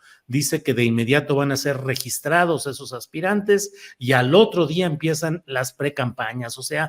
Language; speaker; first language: Spanish; native; Spanish